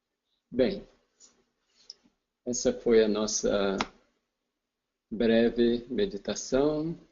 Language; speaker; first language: Portuguese; non-native, fluent; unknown